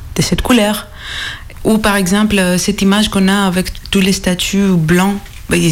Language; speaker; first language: French; non-native, fluent; Greek